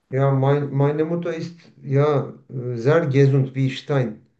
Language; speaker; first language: German; non-native, learner; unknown